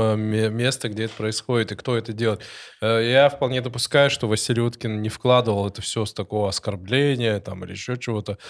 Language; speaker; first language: Russian; non-native, local second language; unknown